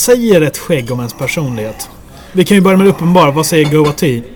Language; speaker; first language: Swedish; native; Swedish